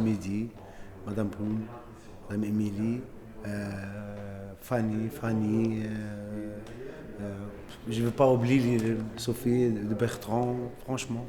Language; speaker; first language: French; non-native, learner; Arabic